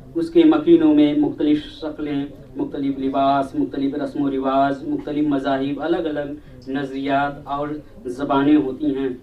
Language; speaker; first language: Urdu; non-native, local second language; Hindi